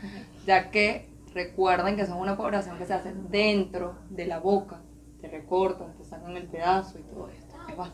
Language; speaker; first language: Spanish; native; Spanish